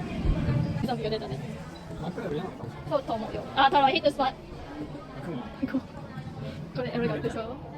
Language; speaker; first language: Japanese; non-native, learner; English